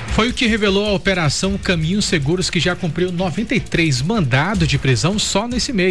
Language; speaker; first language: Portuguese; native; Portuguese